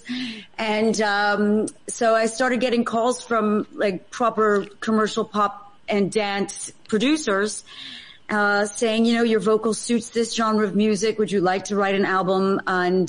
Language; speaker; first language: English; native; English